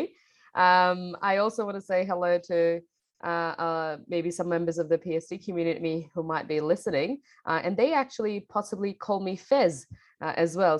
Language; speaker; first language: English; non-native, local second language; Bangla